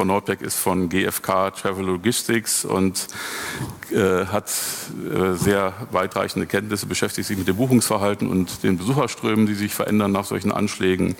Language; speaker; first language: German; native; German